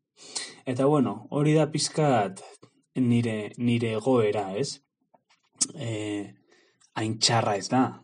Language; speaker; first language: Basque; non-native, learner; Spanish